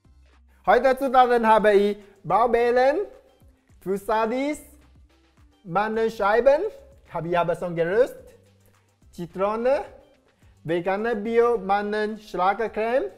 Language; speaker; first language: German; non-native, learner; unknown